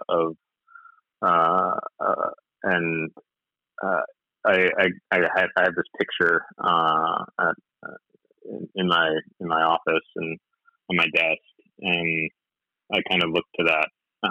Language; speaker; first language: English; native; English